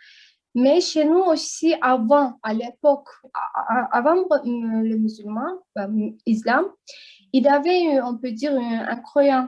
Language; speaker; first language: French; non-native, learner; Azerbaijani